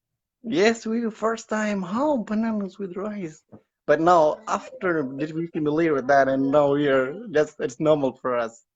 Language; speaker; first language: English; non-native, learner; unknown